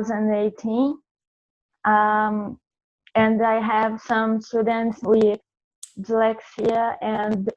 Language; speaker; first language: English; non-native, fluent; Portuguese